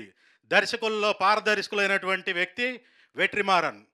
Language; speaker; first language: Telugu; native; Telugu